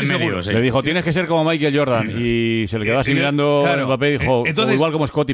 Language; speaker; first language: Spanish; native; Spanish